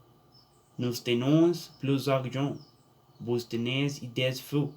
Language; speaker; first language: French; non-native, learner; Spanish